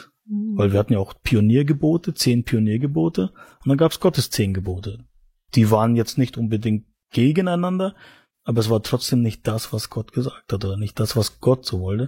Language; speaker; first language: German; native; German